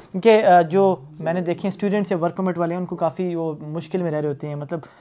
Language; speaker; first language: Urdu; native; Urdu